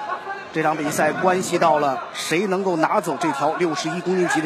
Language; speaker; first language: Chinese; native; Chinese